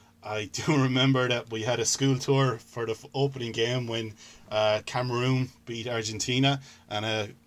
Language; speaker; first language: English; native; English